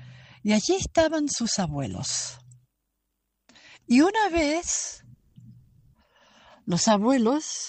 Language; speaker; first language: Spanish; non-native, fluent; German